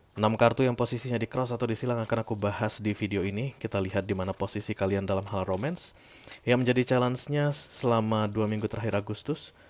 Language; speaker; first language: Indonesian; native; Indonesian